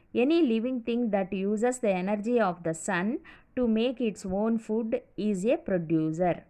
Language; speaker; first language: English; non-native, local second language; Telugu